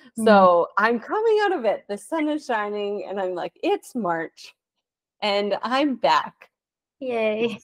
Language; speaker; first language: English; native; English